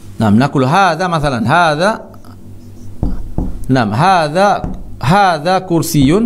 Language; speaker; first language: Arabic; non-native, fluent; Malay